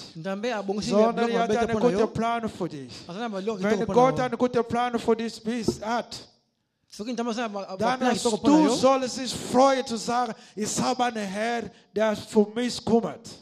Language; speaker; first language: German; non-native, learner; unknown